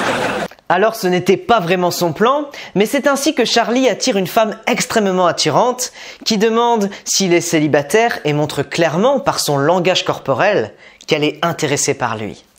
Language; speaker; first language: French; native; French